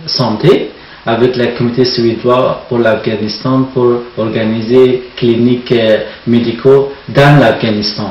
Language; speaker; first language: French; non-native, learner; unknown